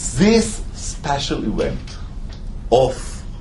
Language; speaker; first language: English; non-native, fluent; Hebrew